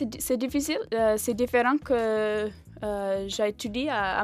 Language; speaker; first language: French; non-native, learner; English